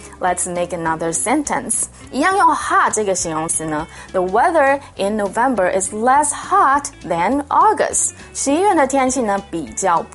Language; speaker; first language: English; non-native, fluent; Chinese